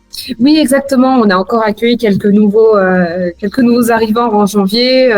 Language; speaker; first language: French; native; French